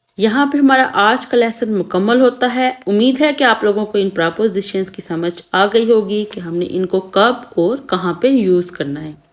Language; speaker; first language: Urdu; native; Urdu